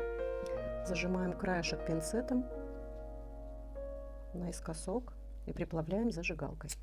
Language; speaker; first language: Russian; native; Russian